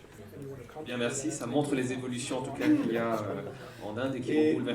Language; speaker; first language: French; native; French